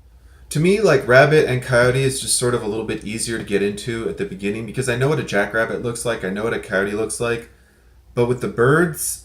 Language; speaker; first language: English; native; English